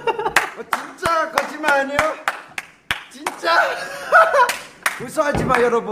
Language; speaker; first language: Korean; non-native, learner; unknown